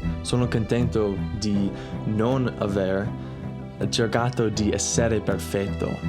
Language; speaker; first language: Italian; non-native, learner; English